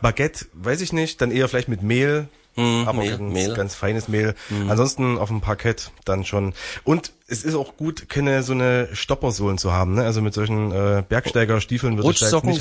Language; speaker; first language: German; native; German